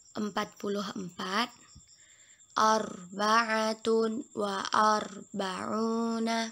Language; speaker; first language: Arabic; non-native, fluent; Indonesian